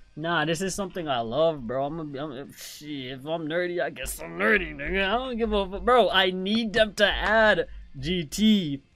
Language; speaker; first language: English; non-native, local second language; Jamaican Creole English